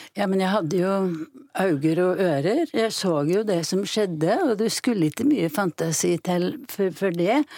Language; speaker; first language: Norwegian; native; Norwegian